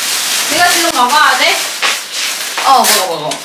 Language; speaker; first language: Korean; non-native, learner; Vietnamese